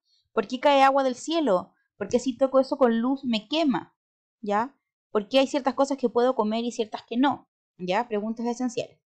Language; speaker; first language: Spanish; native; Spanish